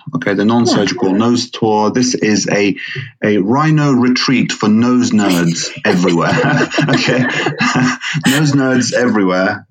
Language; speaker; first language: English; non-native, fluent; Arabic